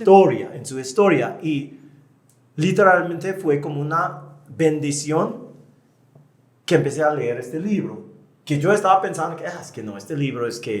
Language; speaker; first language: Spanish; non-native, fluent; English